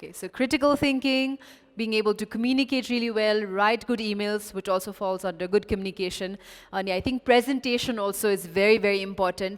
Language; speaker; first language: English; non-native, local second language; Nepali